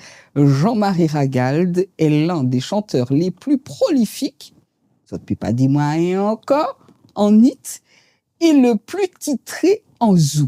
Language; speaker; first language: French; native; French